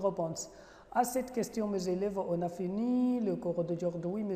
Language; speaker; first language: French; non-native, fluent; Arabic